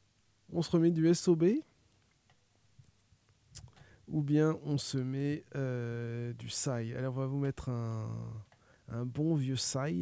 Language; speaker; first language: French; native; French